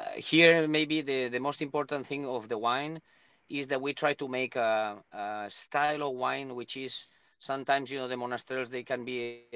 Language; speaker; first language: English; non-native, fluent; Spanish